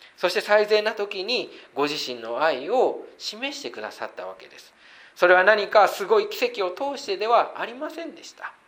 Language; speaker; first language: Japanese; native; Japanese